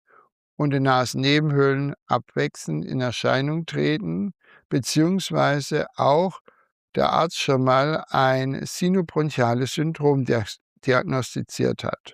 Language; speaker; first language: German; native; German